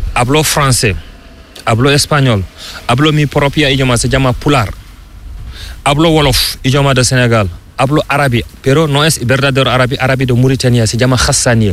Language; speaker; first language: Spanish; non-native, learner; Fula